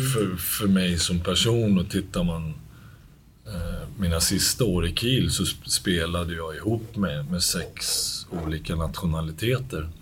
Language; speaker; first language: Swedish; native; Swedish